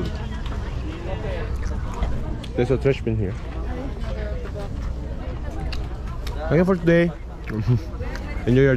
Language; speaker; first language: English; non-native, learner; Korean